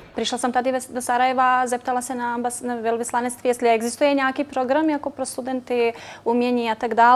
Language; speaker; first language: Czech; non-native, learner; Bosnian